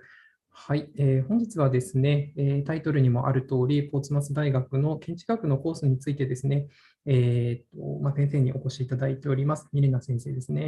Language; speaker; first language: Japanese; native; Japanese